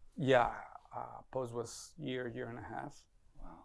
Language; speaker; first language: English; non-native, fluent; Spanish